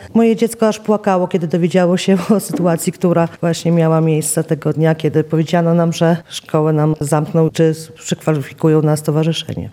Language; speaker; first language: Polish; native; Polish